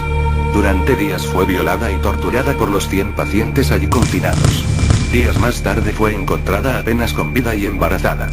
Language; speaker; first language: Spanish; native; Spanish